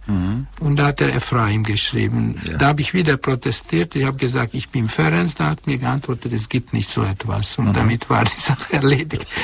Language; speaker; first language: German; non-native, fluent; Hungarian